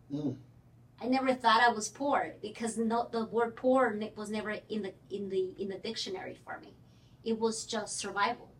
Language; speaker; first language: English; early bilingual, other home language; Spanish